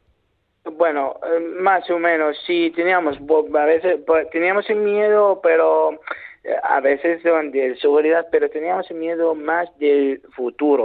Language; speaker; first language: Spanish; non-native, learner; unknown